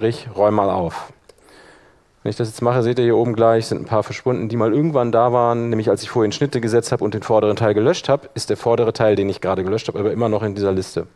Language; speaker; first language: German; native; German